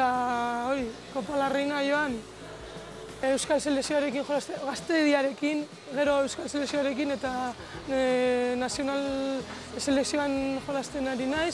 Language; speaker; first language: Basque; non-native, local second language; Spanish